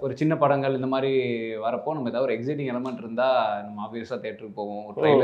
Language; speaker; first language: Tamil; native; Tamil